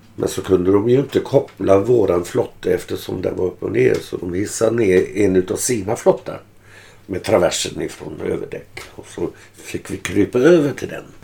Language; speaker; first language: Swedish; early bilingual, other home language; German